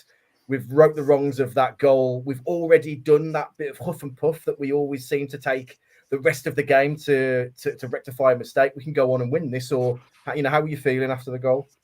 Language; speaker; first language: English; native; English